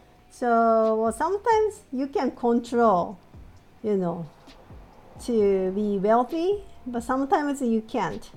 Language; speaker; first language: English; non-native, fluent; Japanese